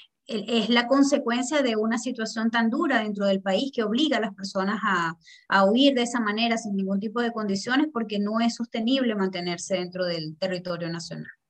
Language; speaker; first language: Spanish; native; Spanish